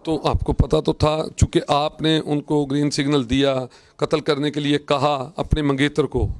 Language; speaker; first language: Urdu; non-native, local second language; Punjabi